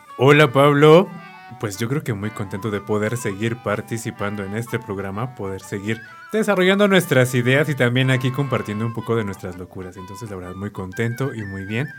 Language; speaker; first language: Spanish; native; Spanish